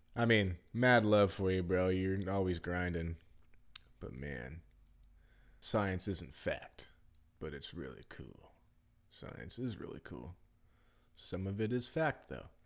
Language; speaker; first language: English; native; English